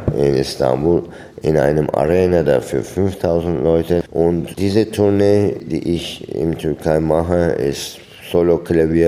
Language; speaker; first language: German; non-native, fluent; Turkish